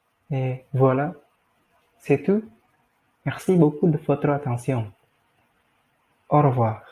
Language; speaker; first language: French; non-native, learner; Indonesian